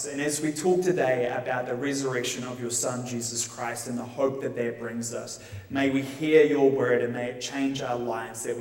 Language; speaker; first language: English; native; English